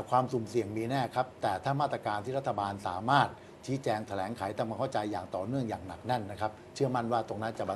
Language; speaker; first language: Thai; native; Thai